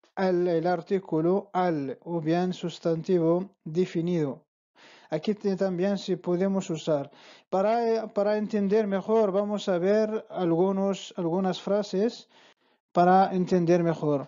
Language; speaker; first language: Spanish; non-native, fluent; Arabic